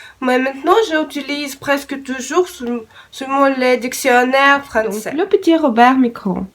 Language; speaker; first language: French; non-native, learner; Russian